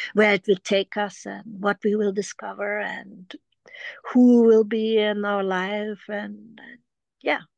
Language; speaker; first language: English; non-native, fluent; German